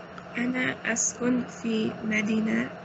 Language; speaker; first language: Arabic; non-native, learner; English